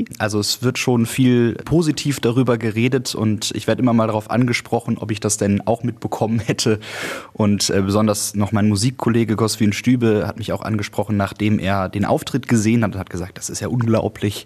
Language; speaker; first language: German; native; German